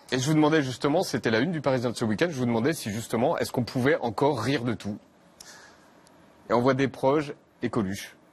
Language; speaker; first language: French; native; French